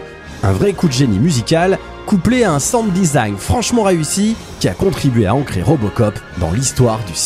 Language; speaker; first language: French; native; French